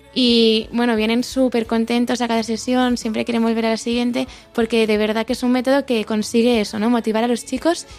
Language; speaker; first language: Spanish; native; Spanish